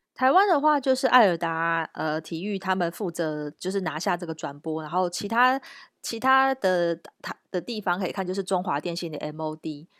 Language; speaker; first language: Chinese; native; Chinese